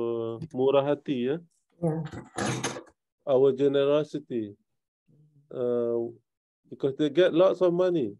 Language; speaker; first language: English; non-native, fluent; Malay